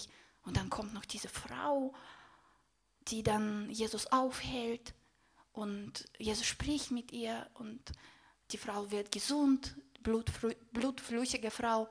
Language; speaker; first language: German; non-native, fluent; Russian